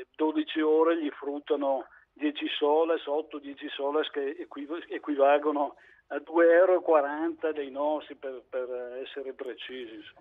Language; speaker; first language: Italian; native; Italian